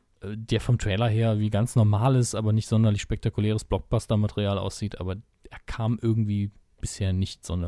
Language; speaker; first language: German; native; German